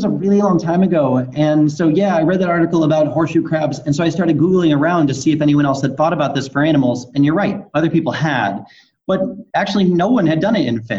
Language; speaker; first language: English; native; English